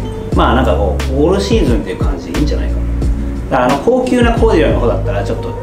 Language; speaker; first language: Japanese; native; Japanese